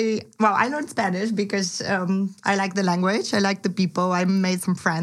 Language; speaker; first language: English; non-native, fluent; Ukrainian